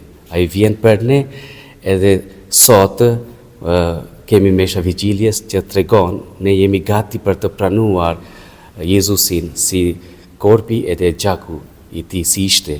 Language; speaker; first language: Albanian; non-native, fluent; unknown